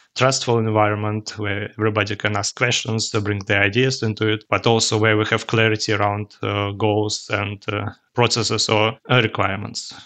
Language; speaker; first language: English; non-native, learner; Russian